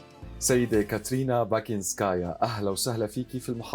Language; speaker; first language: Arabic; native; Arabic